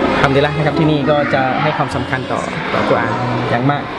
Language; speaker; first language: Thai; native; Thai